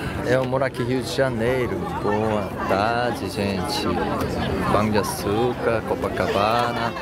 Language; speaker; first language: Portuguese; non-native, learner; Korean